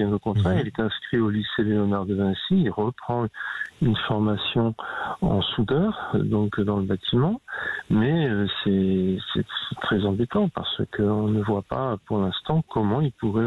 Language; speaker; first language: French; native; French